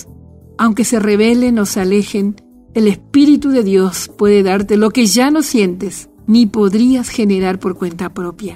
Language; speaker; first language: Spanish; native; Spanish